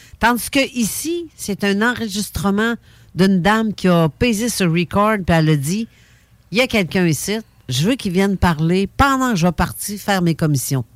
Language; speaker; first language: French; native; French